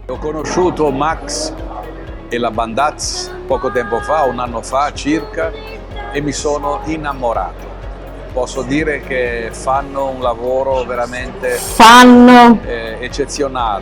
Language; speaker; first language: Italian; non-native, fluent; Portuguese